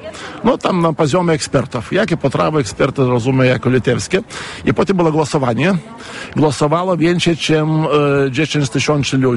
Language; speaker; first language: Polish; non-native, fluent; Lithuanian